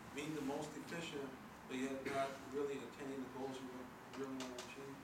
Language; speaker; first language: English; native; English